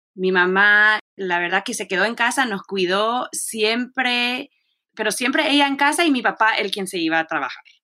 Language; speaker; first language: Spanish; early bilingual, heritage; Spanish